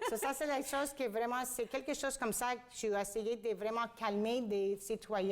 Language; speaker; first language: French; non-native, fluent; Greek